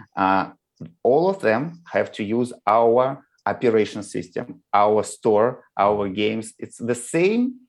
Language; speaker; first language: English; non-native, learner; Russian